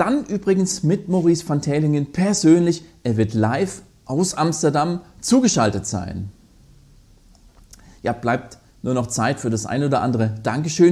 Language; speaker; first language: German; native; German